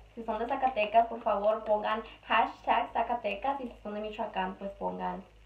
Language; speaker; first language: Spanish; early bilingual, other home language; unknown